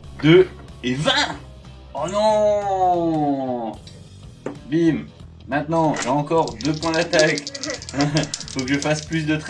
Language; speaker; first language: French; native; French